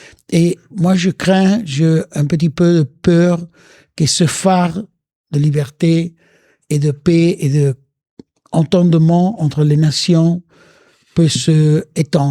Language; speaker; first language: French; non-native, fluent; Spanish